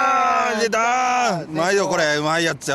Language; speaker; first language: Japanese; native; Japanese